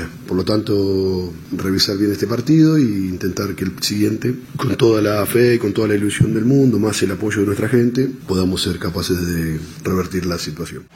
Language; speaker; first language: Spanish; native; Spanish